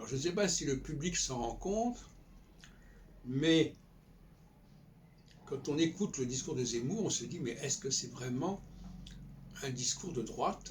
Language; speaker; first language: French; native; French